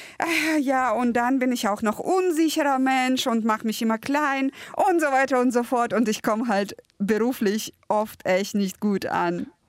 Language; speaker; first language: German; early bilingual, other home language; Russian